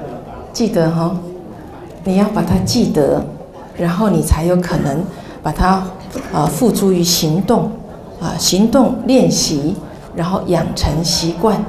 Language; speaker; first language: Chinese; native; Chinese